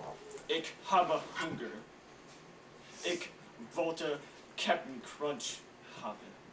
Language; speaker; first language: German; non-native, learner; English